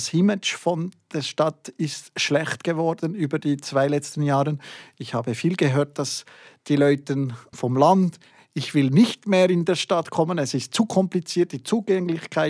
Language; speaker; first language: German; non-native, local second language; French